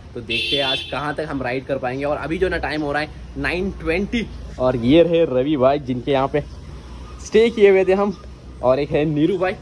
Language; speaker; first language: Hindi; non-native, local second language; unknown